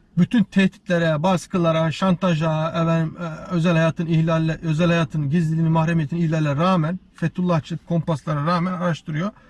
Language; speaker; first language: Turkish; native; Turkish